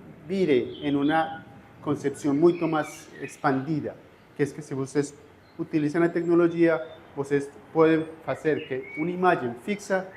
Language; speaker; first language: Portuguese; non-native, fluent; Spanish